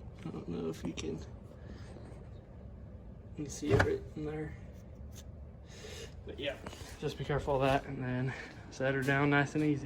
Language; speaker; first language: English; native; English